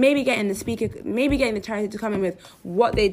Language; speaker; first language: English; non-native, local second language; Yoruba